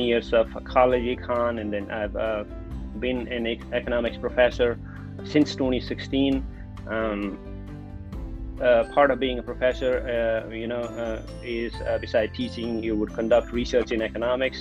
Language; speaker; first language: English; non-native, local second language; Nepali